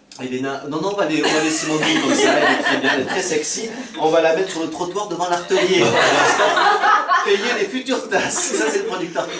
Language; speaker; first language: French; native; French